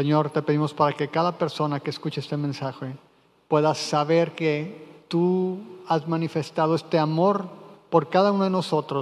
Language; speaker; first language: Spanish; native; Spanish